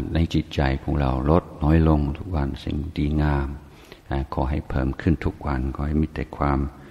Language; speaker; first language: Thai; non-native, fluent; English